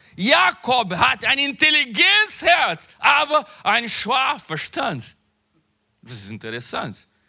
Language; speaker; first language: German; non-native, learner; Portuguese